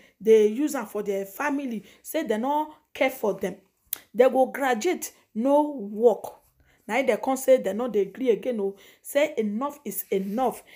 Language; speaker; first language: Nigerian Pidgin; non-native, local second language; Igbo